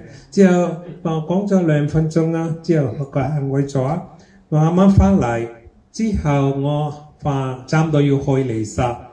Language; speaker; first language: Cantonese; early bilingual, heritage; Cantonese